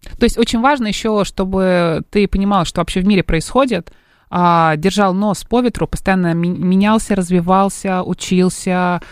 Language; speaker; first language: Russian; native; Russian